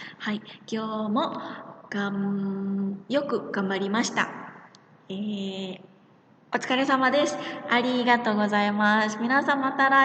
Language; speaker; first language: Japanese; non-native, fluent; Indonesian